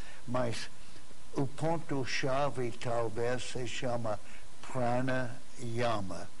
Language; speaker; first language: Portuguese; non-native, fluent; English